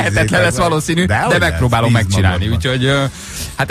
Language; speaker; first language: Hungarian; native; Hungarian